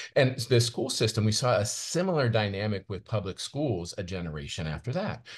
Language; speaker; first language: English; native; English